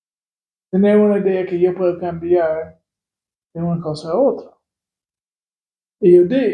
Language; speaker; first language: Spanish; non-native, fluent; English